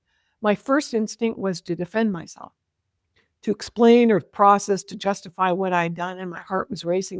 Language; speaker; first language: English; native; English